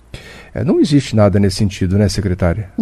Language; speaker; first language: Portuguese; native; Portuguese